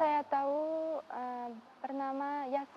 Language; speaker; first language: Indonesian; non-native, learner; Uzbek